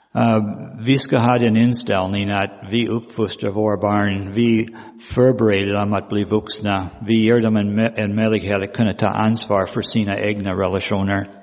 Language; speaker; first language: Swedish; non-native, fluent; English